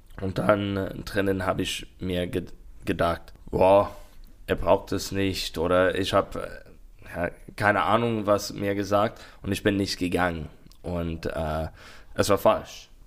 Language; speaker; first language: German; non-native, learner; English